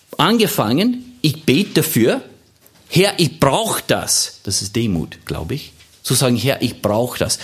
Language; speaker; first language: German; non-native, fluent; English